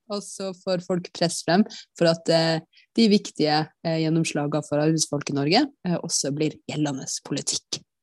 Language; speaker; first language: Norwegian; native; Norwegian